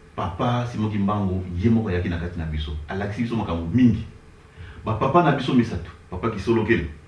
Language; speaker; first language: Lingala; non-native, local second language; Kongo